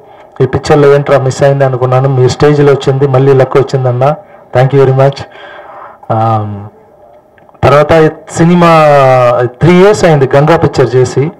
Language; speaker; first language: Telugu; non-native, fluent; Tamil